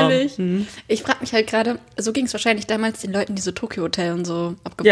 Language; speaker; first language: German; native; German